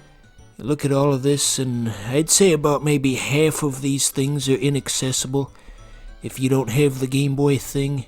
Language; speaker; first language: English; native; English